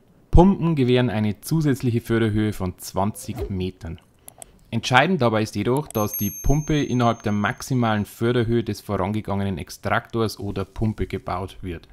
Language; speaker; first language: German; native; German